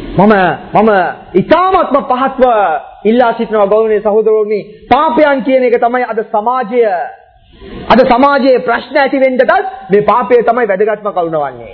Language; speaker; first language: Sinhala; non-native, local second language; Tamil